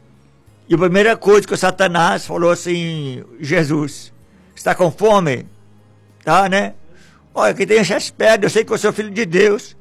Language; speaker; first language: Portuguese; native; Portuguese